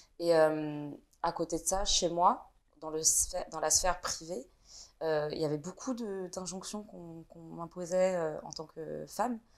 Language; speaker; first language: French; early bilingual, other home language; Vietnamese